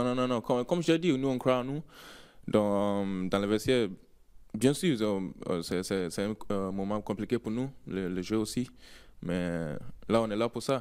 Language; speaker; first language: French; non-native, learner; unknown